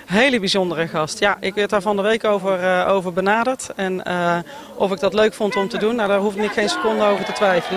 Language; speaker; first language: Dutch; native; Dutch